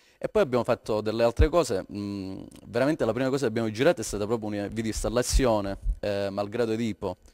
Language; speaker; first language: Italian; native; Italian